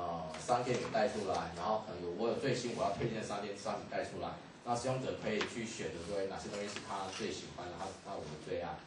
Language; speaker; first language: Chinese; native; Chinese